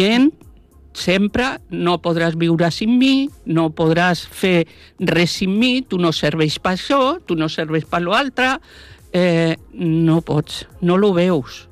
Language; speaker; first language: Catalan; non-native, local second language; Spanish